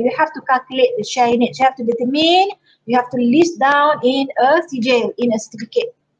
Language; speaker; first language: English; non-native, local second language; Malay